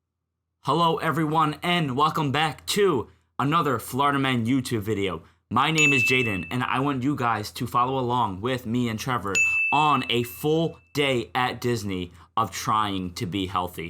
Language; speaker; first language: English; native; English